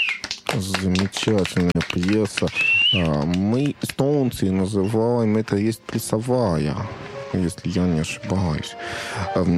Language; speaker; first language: Russian; native; Russian